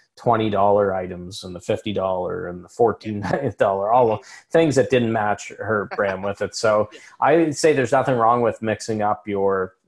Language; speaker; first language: English; native; English